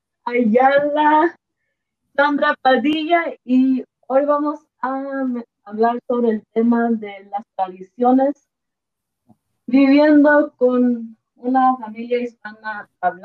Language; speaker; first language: Spanish; early bilingual, heritage; Spanish